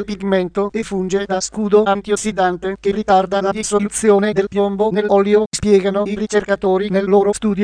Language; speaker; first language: Italian; native; Italian